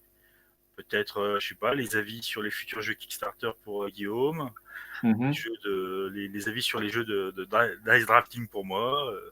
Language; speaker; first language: French; native; French